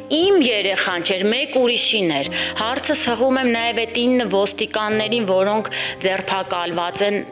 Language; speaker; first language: Armenian; native; Armenian